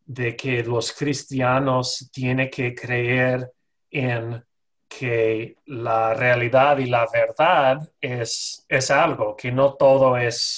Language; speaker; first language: Spanish; non-native, fluent; English